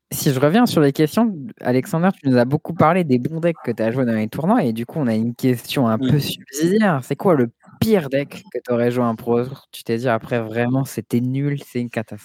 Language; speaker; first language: French; native; French